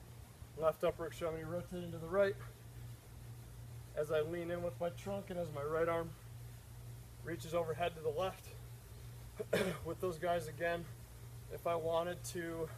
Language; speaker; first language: English; native; English